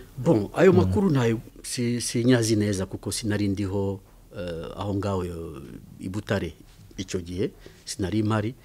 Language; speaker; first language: Kinyarwanda; early bilingual, heritage; Kinyarwanda